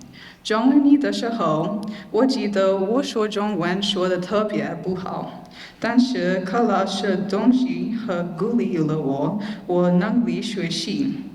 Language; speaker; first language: Chinese; non-native, learner; English